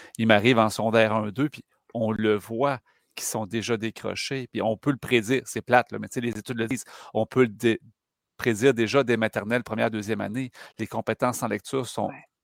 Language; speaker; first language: French; native; French